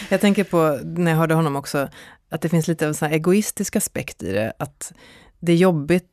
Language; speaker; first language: Swedish; native; Swedish